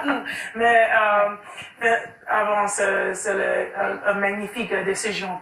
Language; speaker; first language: French; non-native, learner; English